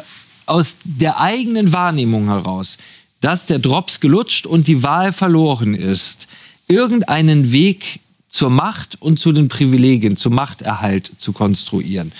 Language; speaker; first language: German; native; German